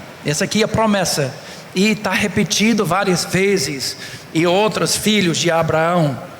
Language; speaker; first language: Portuguese; non-native, fluent; English